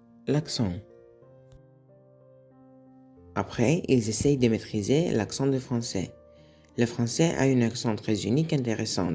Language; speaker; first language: French; non-native, learner; Greek